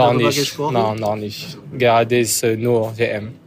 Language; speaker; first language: German; non-native, learner; French